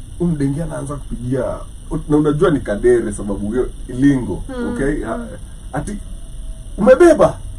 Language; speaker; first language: Swahili; native; Swahili